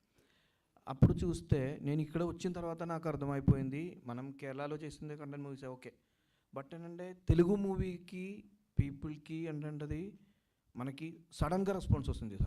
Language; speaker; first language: Telugu; non-native, local second language; Malayalam